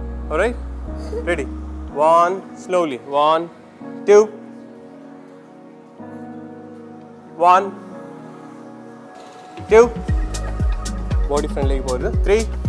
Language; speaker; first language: English; non-native, local second language; Malayalam